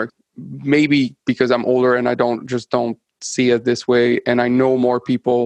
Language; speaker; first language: English; non-native, fluent; French